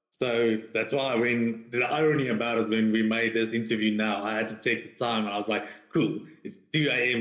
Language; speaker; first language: English; non-native, local second language; Afrikaans